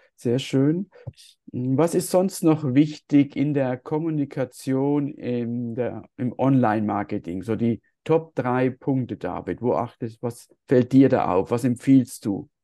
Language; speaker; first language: German; native; German